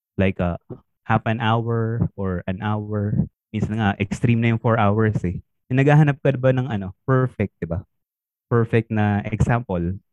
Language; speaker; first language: Filipino; native; Filipino